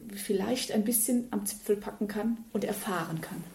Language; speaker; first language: German; native; German